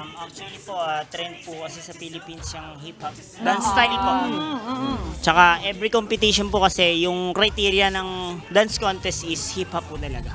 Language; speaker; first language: Filipino; native; Filipino